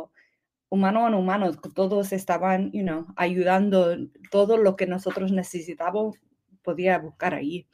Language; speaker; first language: Spanish; early bilingual, heritage; English